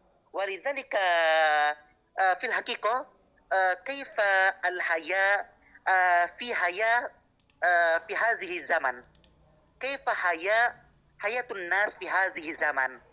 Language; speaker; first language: Arabic; non-native, learner; Indonesian